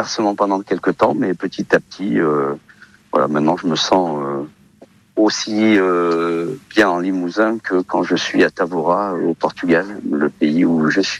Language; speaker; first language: French; early bilingual, other home language; Portuguese